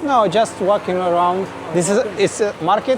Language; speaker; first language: English; non-native, learner; Romanian